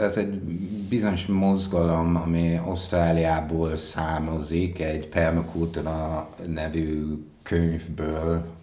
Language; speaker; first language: Hungarian; non-native, fluent; English